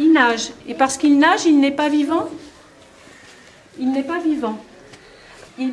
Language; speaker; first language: French; native; French